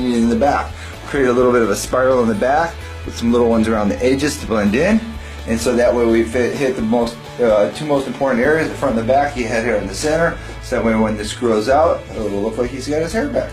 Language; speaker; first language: English; native; English